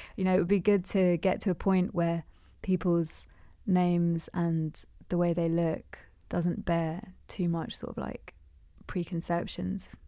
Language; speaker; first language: English; native; English